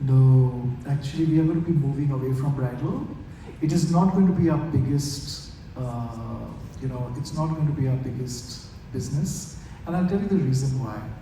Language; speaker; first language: English; non-native, local second language; Bangla